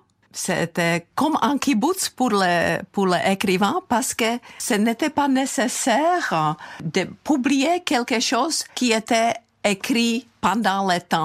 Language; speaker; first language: French; non-native, fluent; Czech